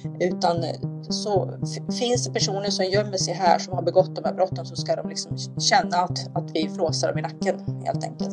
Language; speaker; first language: Swedish; native; Swedish